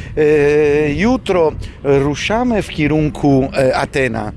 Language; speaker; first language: Polish; non-native, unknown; Italian